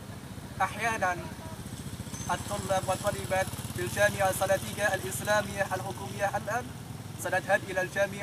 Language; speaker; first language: Arabic; non-native, learner; Indonesian